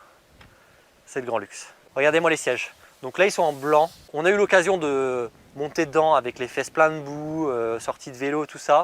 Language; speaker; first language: French; native; French